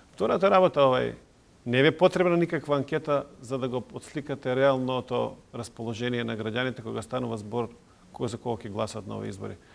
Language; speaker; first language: Macedonian; non-native, local second language; Serbian